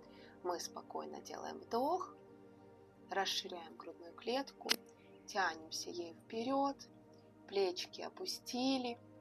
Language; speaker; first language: Russian; native; Russian